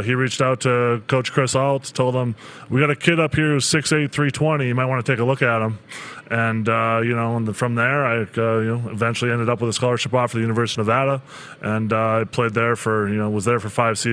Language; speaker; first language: English; native; English